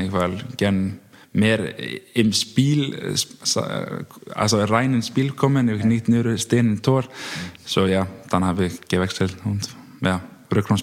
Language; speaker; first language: German; non-native, learner; Icelandic